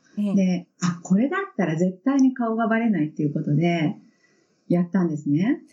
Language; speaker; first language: Japanese; native; Japanese